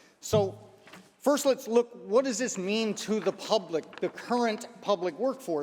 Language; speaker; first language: English; native; English